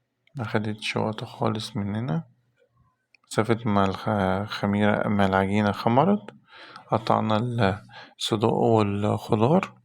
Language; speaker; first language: Arabic; native; Arabic